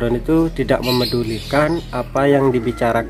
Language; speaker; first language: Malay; non-native, local second language; Javanese